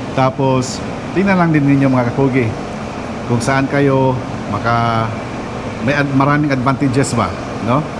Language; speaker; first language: Filipino; non-native, local second language; Cebuano